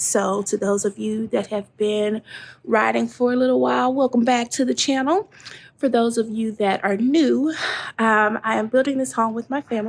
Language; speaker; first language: English; native; English